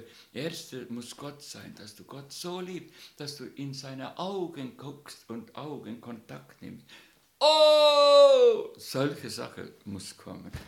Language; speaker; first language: German; non-native, fluent; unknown